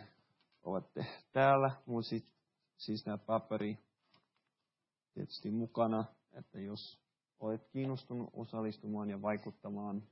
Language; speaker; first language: Finnish; early bilingual, heritage; Finnish